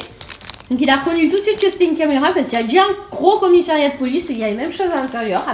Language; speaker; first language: French; native; French